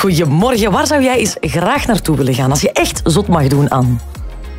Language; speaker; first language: Dutch; native; Dutch